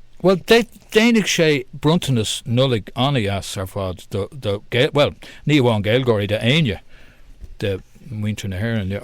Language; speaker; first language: Irish; non-native, local second language; English